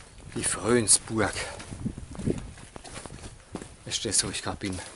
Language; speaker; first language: German; native; German